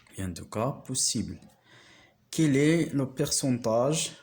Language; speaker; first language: French; non-native, local second language; Arabic